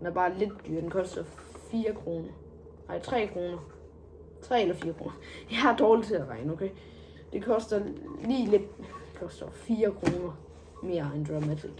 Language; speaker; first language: Danish; native; Danish